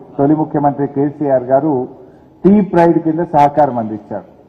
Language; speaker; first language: Telugu; native; Telugu